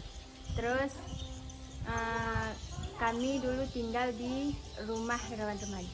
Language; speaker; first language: Indonesian; non-native, local second language; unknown